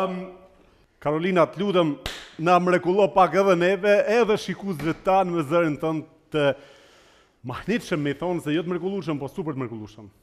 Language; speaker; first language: Albanian; native; Albanian